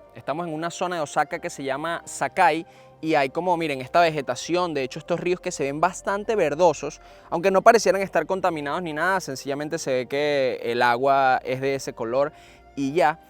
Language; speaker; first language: Spanish; native; Spanish